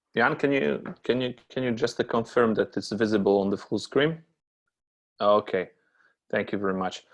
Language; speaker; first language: English; non-native, fluent; Polish